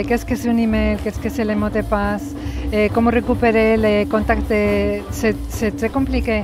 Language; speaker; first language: French; non-native, learner; Spanish